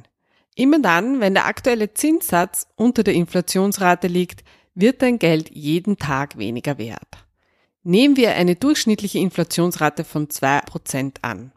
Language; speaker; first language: German; native; German